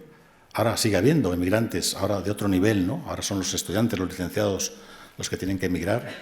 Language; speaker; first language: Spanish; native; Spanish